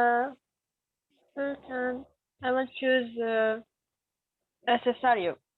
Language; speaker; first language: English; non-native, learner; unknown